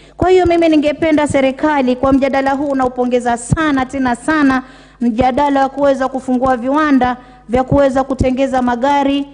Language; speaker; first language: Swahili; native; Swahili